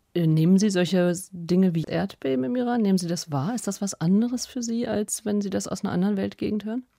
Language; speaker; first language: German; native; German